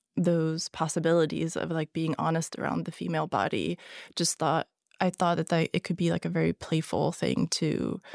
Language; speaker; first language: English; non-native, fluent; Hungarian